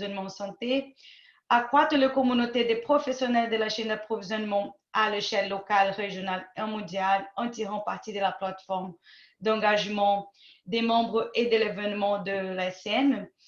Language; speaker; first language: French; non-native, fluent; Portuguese